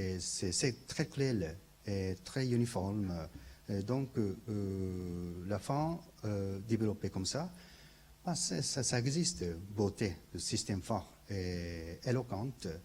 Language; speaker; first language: French; non-native, learner; Japanese